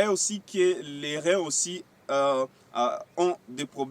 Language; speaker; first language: French; non-native, local second language; Swahili